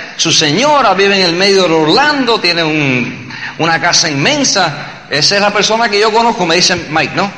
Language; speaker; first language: Spanish; early bilingual, heritage; Spanish